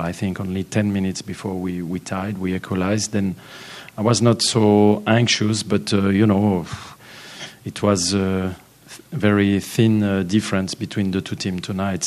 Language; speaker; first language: English; non-native, fluent; French